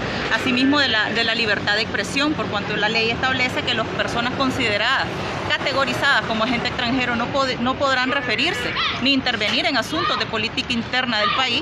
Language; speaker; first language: Spanish; native; Spanish